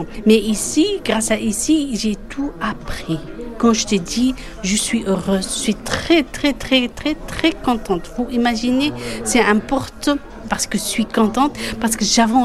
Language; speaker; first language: French; non-native, fluent; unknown